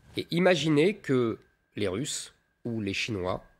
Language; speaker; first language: French; native; French